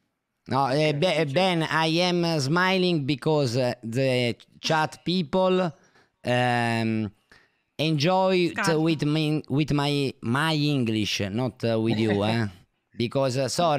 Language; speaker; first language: English; non-native, learner; Italian